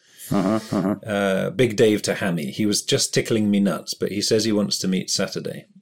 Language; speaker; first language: English; native; English